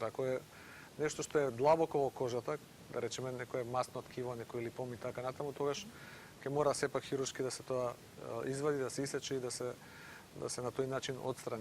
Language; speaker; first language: Macedonian; native; Macedonian